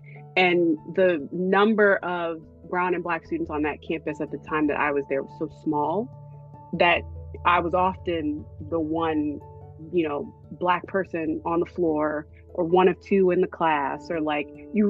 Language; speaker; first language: English; native; English